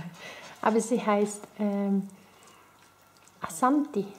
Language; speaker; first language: German; non-native, fluent; Swedish